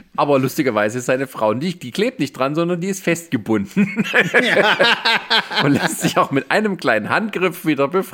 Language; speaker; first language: German; native; German